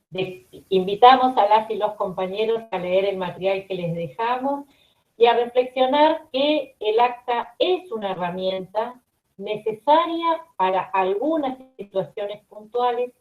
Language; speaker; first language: Spanish; native; Spanish